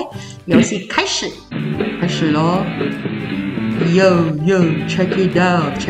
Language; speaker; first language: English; non-native, fluent; Chinese